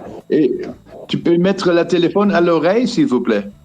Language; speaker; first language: French; non-native, fluent; Dutch